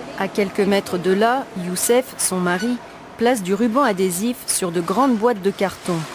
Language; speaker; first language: French; native; French